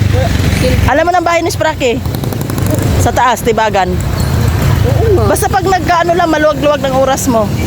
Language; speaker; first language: Filipino; native; Filipino